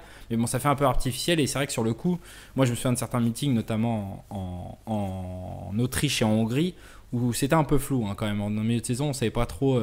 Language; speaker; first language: French; native; French